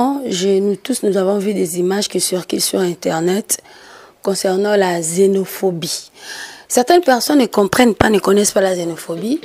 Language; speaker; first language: French; non-native, local second language; Lingala